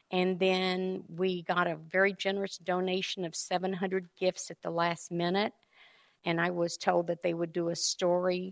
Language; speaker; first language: English; native; English